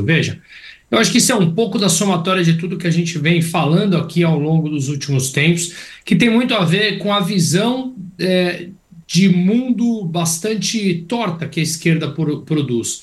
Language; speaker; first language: Portuguese; native; Portuguese